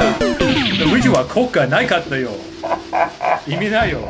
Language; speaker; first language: Japanese; non-native, fluent; English